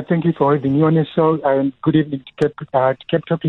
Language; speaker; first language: English; non-native, local second language; Shona